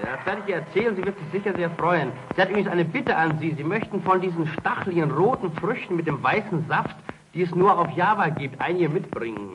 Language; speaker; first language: German; native; German